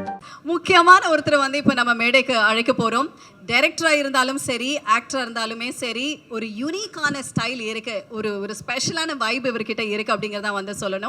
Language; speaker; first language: Tamil; native; Tamil